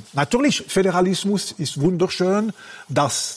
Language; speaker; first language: German; non-native, local second language; French